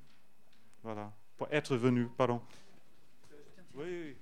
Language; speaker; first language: French; non-native, fluent; English